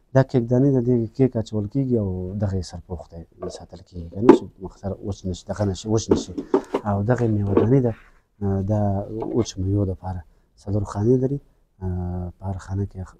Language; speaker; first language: Pashto; non-native, local second language; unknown